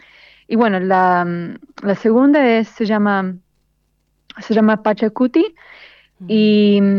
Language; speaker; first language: Spanish; early bilingual, heritage; Spanish